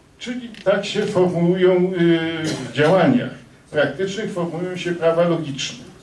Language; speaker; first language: Polish; native; Polish